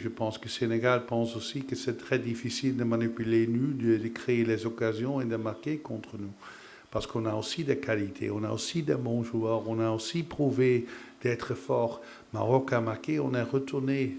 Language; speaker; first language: French; non-native, fluent; Dutch